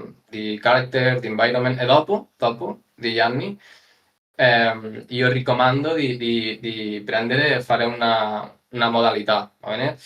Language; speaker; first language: Italian; non-native, learner; Spanish